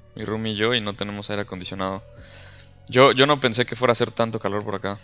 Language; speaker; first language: Spanish; native; Spanish